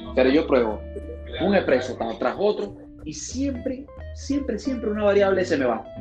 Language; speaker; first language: Spanish; native; Spanish